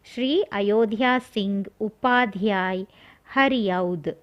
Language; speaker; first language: Hindi; non-native, local second language; Tamil